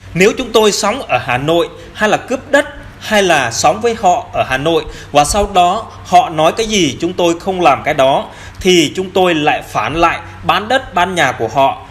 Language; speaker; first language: Vietnamese; non-native, local second language; Jarai